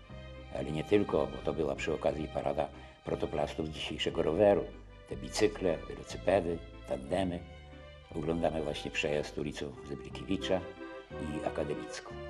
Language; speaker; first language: Polish; native; Polish